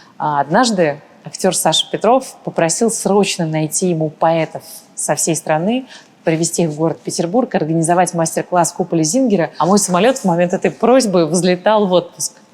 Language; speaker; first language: Russian; early bilingual, other home language; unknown